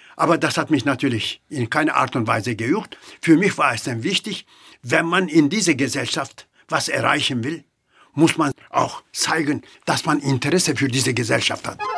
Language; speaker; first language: German; non-native, fluent; Turkish